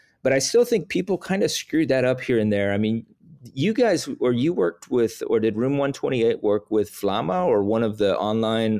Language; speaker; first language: English; early bilingual, other home language; Spanish